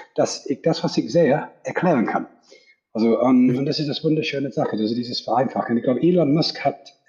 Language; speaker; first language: German; non-native, fluent; English